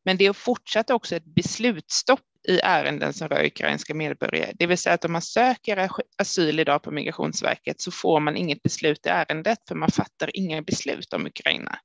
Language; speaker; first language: Swedish; native; Swedish